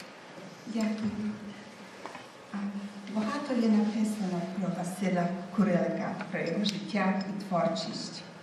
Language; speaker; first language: Ukrainian; early bilingual, heritage; Ukrainian